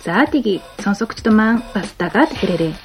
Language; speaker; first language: Mongolian; non-native, fluent; Japanese